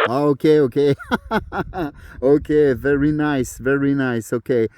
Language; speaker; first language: English; non-native, learner; French